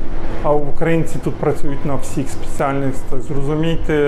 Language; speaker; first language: Ukrainian; native; Ukrainian